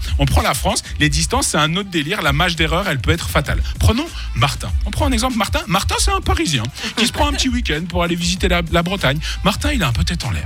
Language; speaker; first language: French; native; French